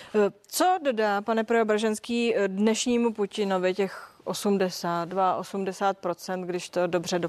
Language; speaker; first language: Czech; native; Czech